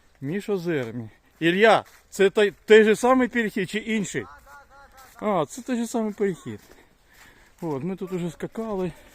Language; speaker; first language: Ukrainian; non-native, local second language; Russian